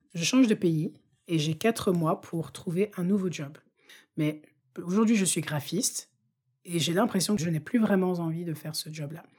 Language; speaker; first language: French; non-native, local second language; Bambara